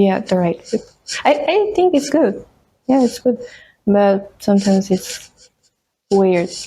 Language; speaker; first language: English; non-native, fluent; Spanish